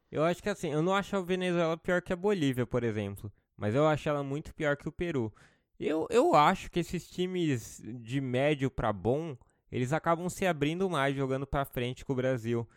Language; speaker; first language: Portuguese; native; Portuguese